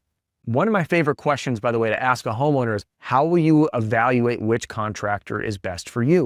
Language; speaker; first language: English; native; English